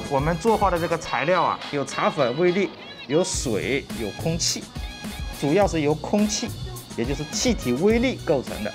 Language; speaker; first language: Chinese; native; Chinese